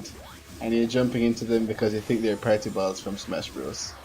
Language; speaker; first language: English; native; English